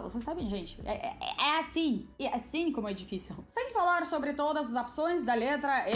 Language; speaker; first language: Portuguese; non-native, fluent; Russian